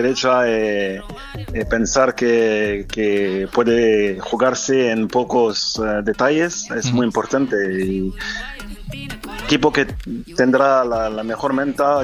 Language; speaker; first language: Spanish; non-native, fluent; French